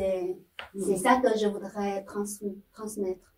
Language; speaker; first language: French; non-native, fluent; Chinese